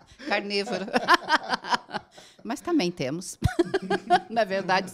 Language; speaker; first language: Portuguese; native; Portuguese